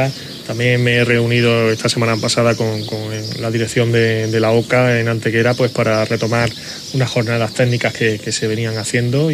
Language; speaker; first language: Spanish; native; Spanish